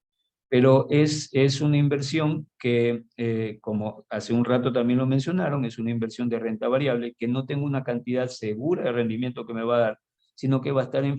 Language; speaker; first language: Spanish; native; Spanish